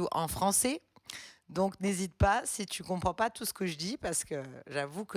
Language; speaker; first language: French; native; French